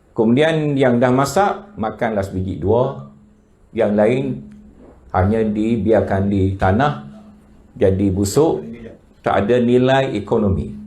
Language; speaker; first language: Malay; native; Malay